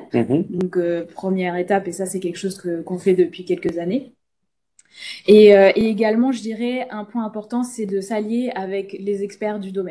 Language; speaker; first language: French; native; French